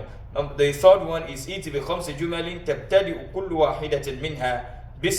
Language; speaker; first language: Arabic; non-native, fluent; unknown